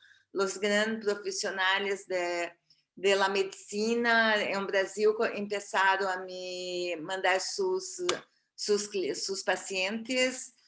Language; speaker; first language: Spanish; non-native, fluent; Portuguese